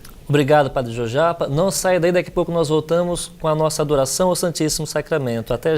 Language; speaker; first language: Portuguese; native; Portuguese